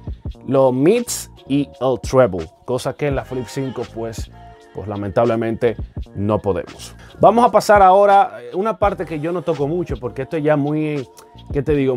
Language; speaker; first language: Spanish; native; Spanish